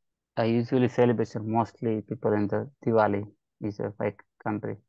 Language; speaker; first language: English; non-native, learner; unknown